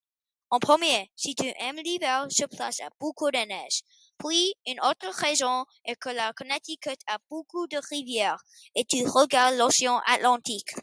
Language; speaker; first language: French; non-native, learner; English